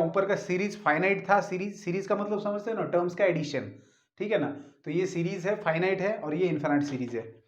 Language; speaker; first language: Hindi; native; Hindi